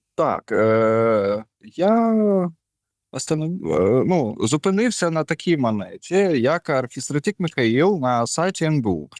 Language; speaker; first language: Ukrainian; non-native, local second language; Russian